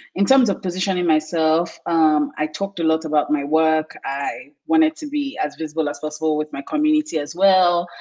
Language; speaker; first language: English; non-native, local second language; Yoruba